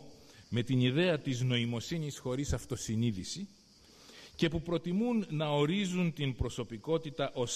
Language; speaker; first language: Greek; native; Greek